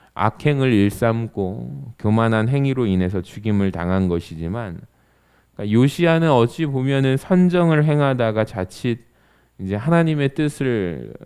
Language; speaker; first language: Korean; native; Korean